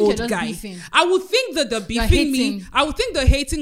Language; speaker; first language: English; non-native, local second language; Yoruba